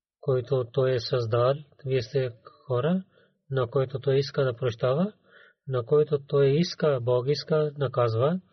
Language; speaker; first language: Bulgarian; non-native, learner; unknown